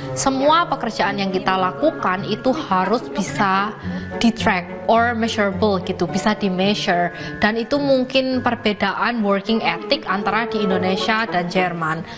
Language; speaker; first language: Indonesian; native; Indonesian